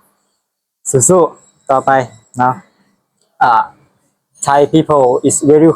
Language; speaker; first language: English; non-native, learner; Northeastern Thai